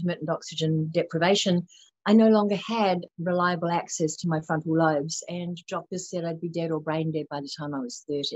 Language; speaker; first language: English; native; English